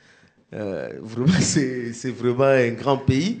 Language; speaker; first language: French; non-native, local second language; Lingala